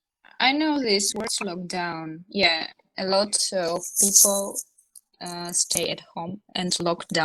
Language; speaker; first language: English; non-native, learner; Russian